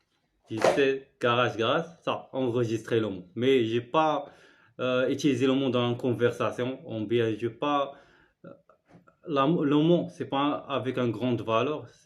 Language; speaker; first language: French; non-native, learner; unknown